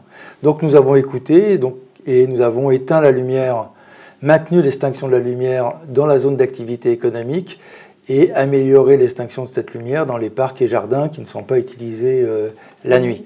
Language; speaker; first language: French; native; French